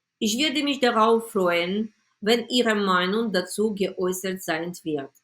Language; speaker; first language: German; non-native, fluent; Ukrainian